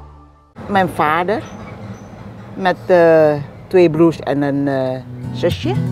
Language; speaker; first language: Dutch; early bilingual, other home language; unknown